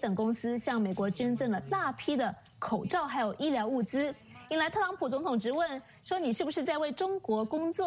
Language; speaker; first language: Chinese; native; Chinese